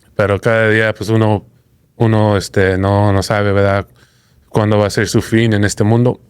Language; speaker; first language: Spanish; early bilingual, heritage; Spanish